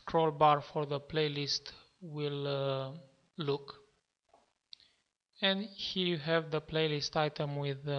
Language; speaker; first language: English; non-native, fluent; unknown